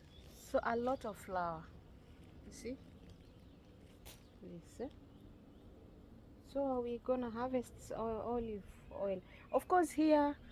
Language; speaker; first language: English; non-native, learner; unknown